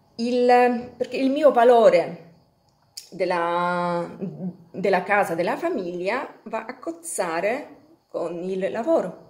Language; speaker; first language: Italian; non-native, fluent; Polish